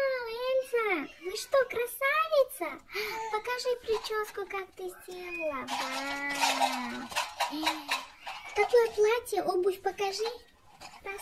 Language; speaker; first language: Russian; non-native, local second language; Kazakh